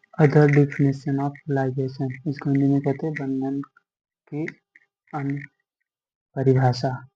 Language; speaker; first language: Hindi; native; Hindi